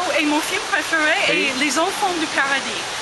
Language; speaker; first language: French; non-native, fluent; English